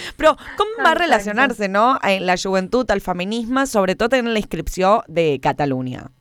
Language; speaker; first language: Catalan; non-native, fluent; Spanish